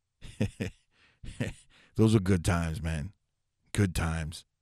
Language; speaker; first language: English; native; English